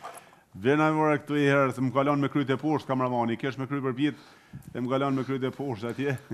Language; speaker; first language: Albanian; native; Albanian